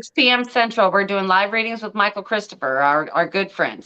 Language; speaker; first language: English; native; English